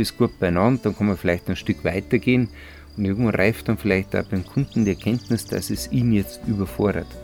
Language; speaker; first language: German; native; German